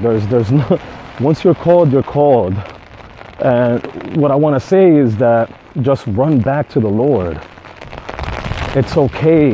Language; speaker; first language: English; native; English